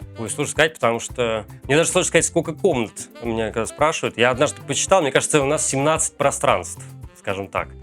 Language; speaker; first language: Russian; native; Russian